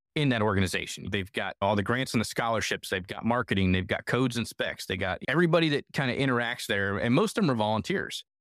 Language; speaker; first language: English; native; English